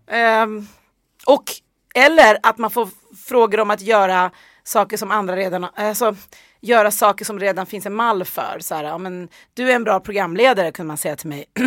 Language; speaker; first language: Swedish; early bilingual, other home language; Persian